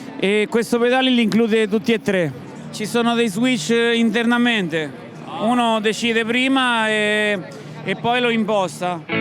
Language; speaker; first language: Italian; native; Italian